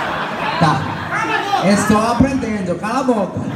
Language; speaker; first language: Portuguese; non-native, learner; Spanish